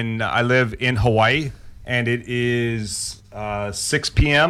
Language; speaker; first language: English; native; English